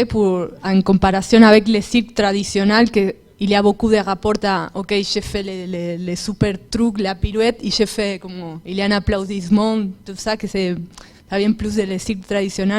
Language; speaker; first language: French; non-native, fluent; Spanish